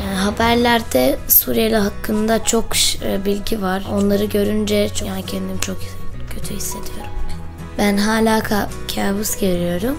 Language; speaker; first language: Turkish; early bilingual, other home language; Arabic